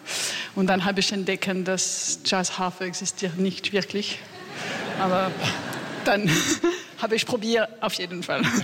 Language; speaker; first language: German; non-native, learner; French